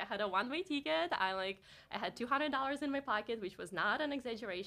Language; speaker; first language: English; non-native, fluent; Russian